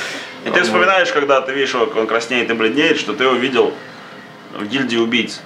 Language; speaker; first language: Russian; native; Russian